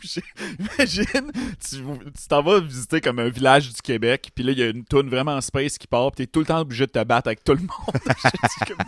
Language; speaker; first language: French; native; French